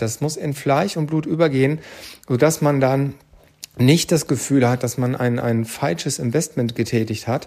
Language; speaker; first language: German; native; German